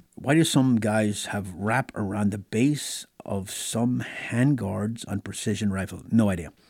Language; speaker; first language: English; native; English